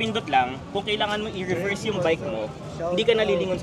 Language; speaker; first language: Filipino; native; Filipino